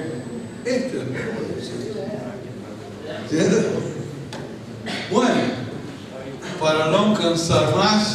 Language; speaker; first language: Spanish; non-native, fluent; Portuguese